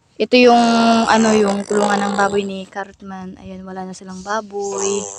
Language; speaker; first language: Filipino; non-native, local second language; Cebuano